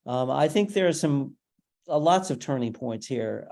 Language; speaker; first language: English; native; English